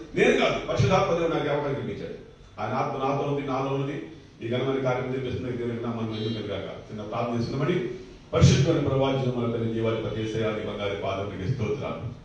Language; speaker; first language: Telugu; native; Telugu